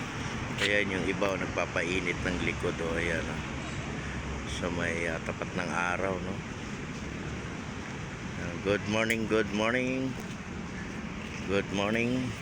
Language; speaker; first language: Filipino; native; Filipino